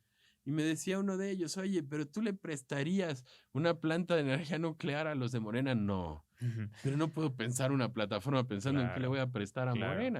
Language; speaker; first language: Spanish; native; Spanish